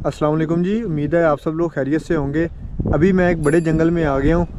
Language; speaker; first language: Urdu; non-native, local second language; Punjabi